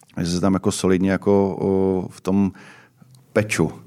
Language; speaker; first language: Czech; native; Czech